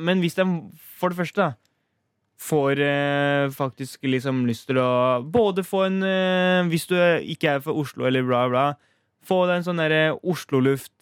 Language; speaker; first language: Norwegian; early bilingual, other home language; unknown